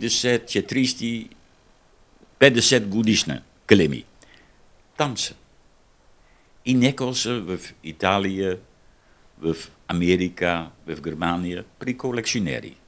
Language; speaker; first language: Bulgarian; non-native, learner; Dutch